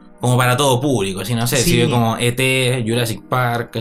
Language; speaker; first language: Spanish; native; Spanish